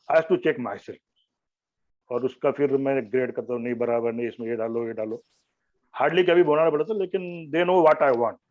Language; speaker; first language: Hindi; non-native, local second language; Marathi